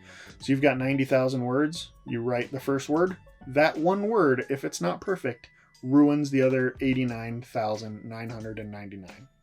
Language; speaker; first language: English; native; English